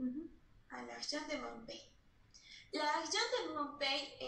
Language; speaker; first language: French; non-native, learner; Spanish